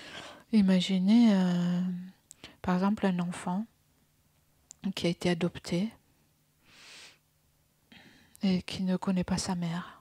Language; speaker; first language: French; native; French